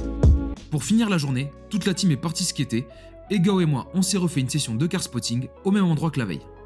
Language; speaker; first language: French; native; French